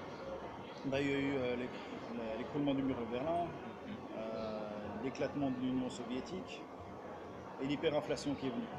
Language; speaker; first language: French; native; French